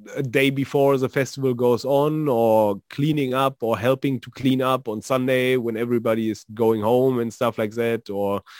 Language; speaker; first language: English; non-native, fluent; German